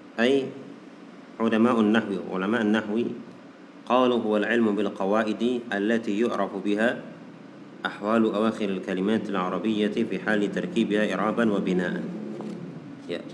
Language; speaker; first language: Arabic; non-native, fluent; Indonesian